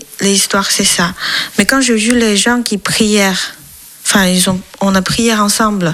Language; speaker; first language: French; non-native, learner; Chinese